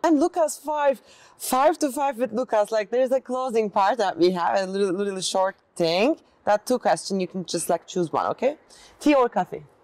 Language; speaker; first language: English; non-native, fluent; Turkish